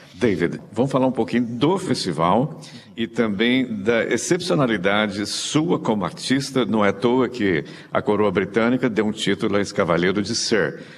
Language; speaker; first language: Portuguese; native; Portuguese